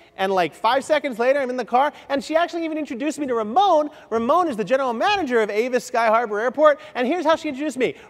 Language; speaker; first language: English; native; English